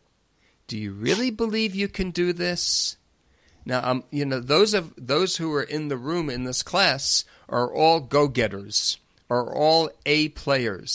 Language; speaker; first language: English; native; English